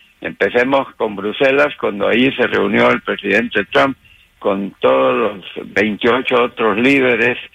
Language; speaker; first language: Spanish; native; Spanish